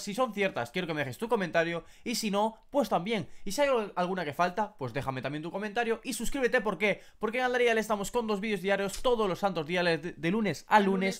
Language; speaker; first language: Spanish; native; Spanish